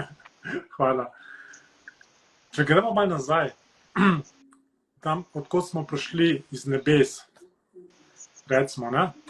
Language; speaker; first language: Slovenian; early bilingual, heritage; Slovenian